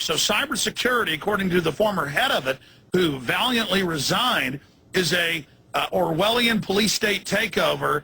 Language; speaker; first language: English; native; English